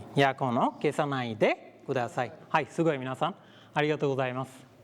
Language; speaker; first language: Japanese; non-native, fluent; Bangla